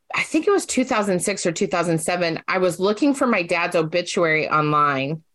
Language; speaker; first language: English; native; English